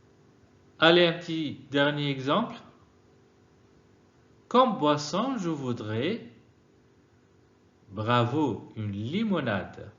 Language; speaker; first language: French; non-native, fluent; Arabic